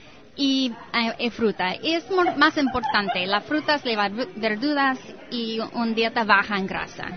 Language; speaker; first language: Spanish; non-native, learner; English